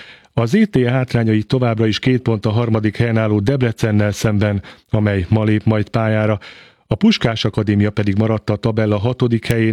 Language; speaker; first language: Hungarian; native; Hungarian